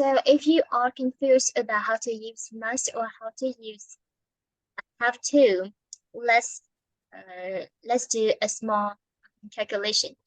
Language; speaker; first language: English; non-native, fluent; Vietnamese